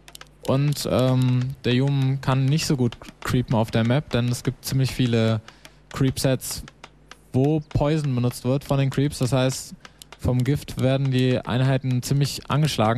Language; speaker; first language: German; native; German